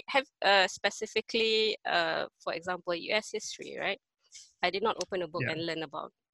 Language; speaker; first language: English; non-native, local second language; Malay